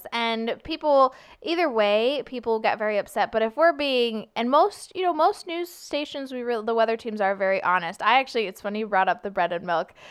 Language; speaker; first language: English; native; English